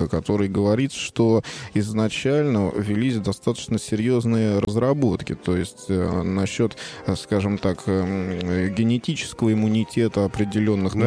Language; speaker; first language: Russian; native; Russian